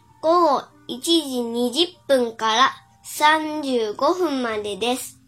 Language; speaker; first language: Japanese; early bilingual, other home language; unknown